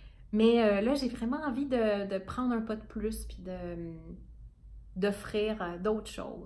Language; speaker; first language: French; native; French